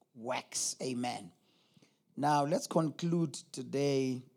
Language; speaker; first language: English; non-native, local second language; Zulu